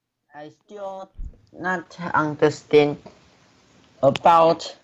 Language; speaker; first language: English; non-native, learner; Chinese